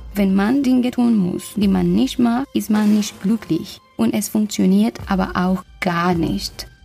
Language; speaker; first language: German; non-native, fluent; Spanish